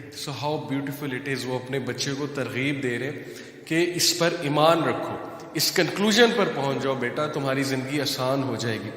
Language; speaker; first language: Urdu; native; Urdu